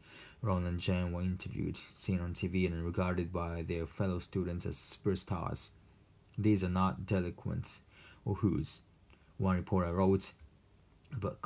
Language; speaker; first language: English; non-native, fluent; Japanese